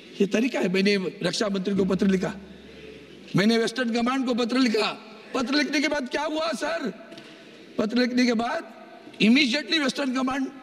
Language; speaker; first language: Hindi; non-native, local second language; Marathi